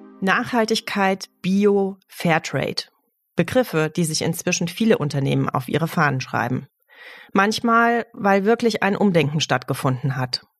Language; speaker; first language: German; native; German